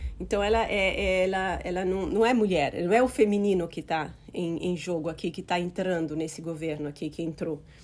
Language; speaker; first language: Portuguese; non-native, fluent; Italian